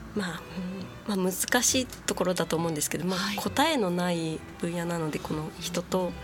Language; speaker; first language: Japanese; native; Japanese